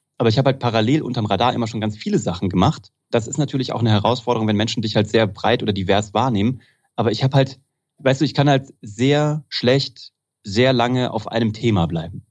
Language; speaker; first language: German; native; German